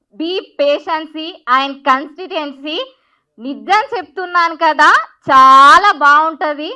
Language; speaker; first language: Telugu; non-native, local second language; Marathi